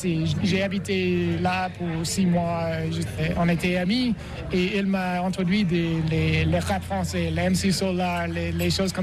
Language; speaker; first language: French; non-native, learner; English